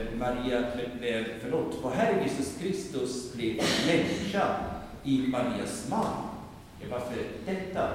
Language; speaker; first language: Swedish; non-native, fluent; German